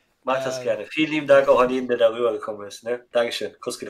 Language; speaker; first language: German; native; German